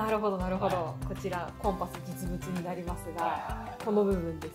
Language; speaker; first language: Japanese; native; Japanese